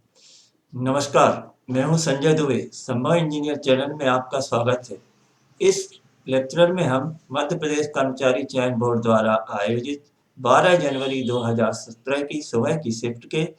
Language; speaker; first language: Hindi; native; Hindi